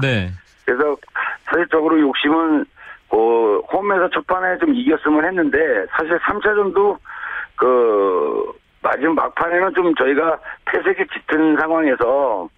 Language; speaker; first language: Korean; native; Korean